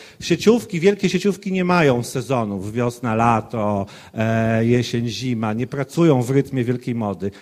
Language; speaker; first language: Polish; native; Polish